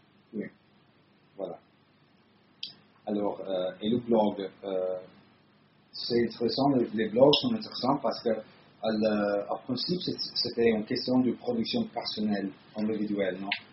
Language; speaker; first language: French; non-native, fluent; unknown